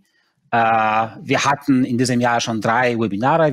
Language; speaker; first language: German; non-native, fluent; Polish